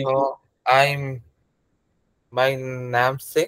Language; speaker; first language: English; non-native, learner; Spanish